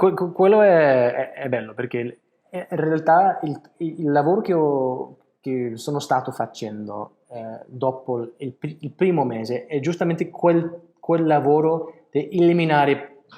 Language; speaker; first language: Italian; non-native, learner; English